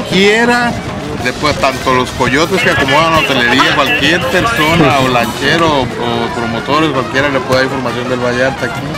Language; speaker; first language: Spanish; native; Spanish